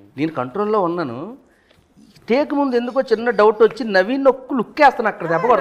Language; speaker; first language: Telugu; native; Telugu